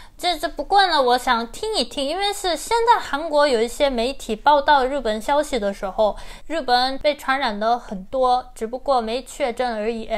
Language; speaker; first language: Chinese; non-native, fluent; Korean